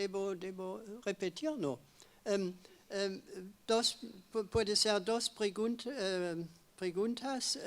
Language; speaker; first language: Spanish; non-native, learner; German